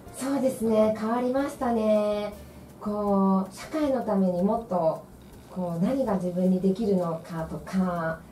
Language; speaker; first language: Japanese; native; Japanese